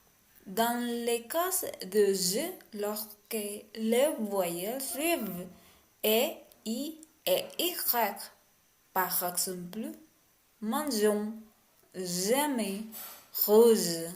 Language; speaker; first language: French; non-native, learner; Spanish